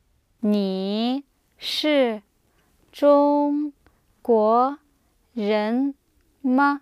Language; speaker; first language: Chinese; non-native, learner; English